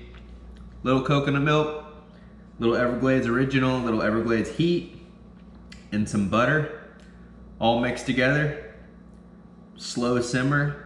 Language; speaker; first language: English; native; English